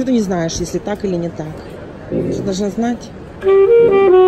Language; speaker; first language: Russian; native; Russian